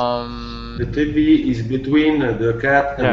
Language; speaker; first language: English; non-native, learner; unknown